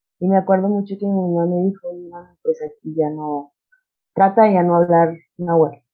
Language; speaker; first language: Spanish; non-native, local second language; Nahuatl languages